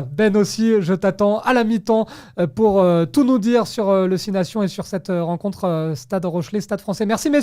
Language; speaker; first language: French; native; French